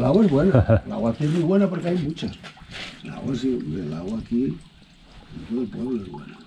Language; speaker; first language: Spanish; non-native, local second language; Galician